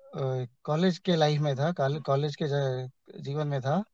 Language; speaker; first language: Hindi; native; Hindi